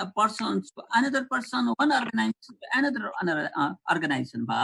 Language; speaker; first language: English; non-native, local second language; Nepali